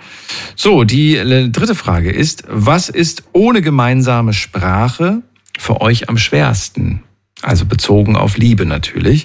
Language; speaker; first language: German; native; German